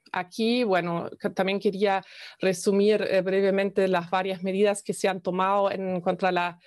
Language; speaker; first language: Spanish; non-native, fluent; German